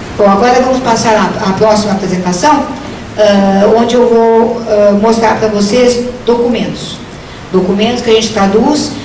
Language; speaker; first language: Portuguese; native; Portuguese